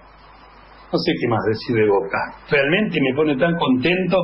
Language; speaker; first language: Spanish; native; Spanish